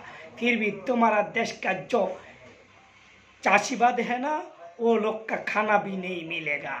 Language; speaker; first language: Hindi; non-native, learner; Bangla